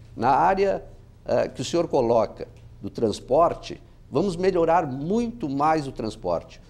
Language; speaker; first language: Portuguese; native; Portuguese